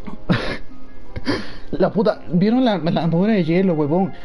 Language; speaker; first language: Spanish; native; Spanish